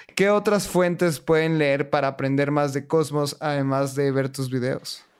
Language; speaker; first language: Spanish; native; Spanish